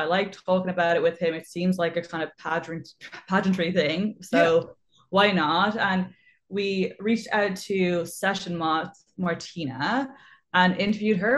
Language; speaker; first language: English; native; English